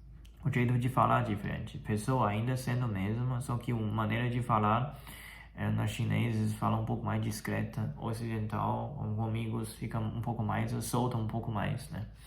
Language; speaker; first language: Portuguese; non-native, fluent; Chinese